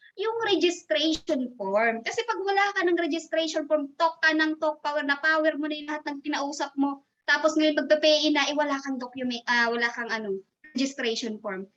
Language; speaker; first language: Filipino; non-native, local second language; Masbatenyo